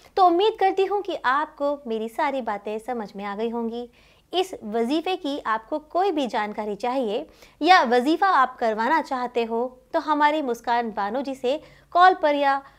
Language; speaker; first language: Hindi; native; Hindi